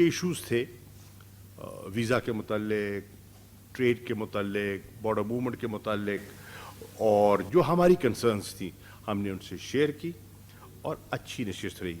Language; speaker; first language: Urdu; native; Urdu